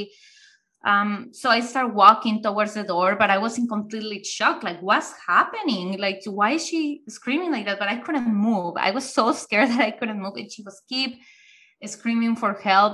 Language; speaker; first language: English; non-native, fluent; Spanish